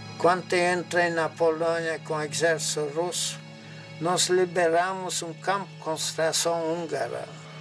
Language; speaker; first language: Portuguese; non-native, fluent; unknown